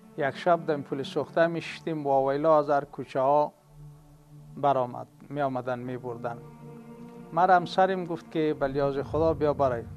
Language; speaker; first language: Persian; native; Persian